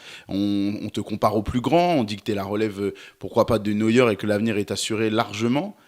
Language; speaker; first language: French; native; French